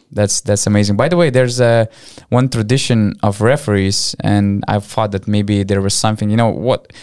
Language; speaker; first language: English; non-native, fluent; Lithuanian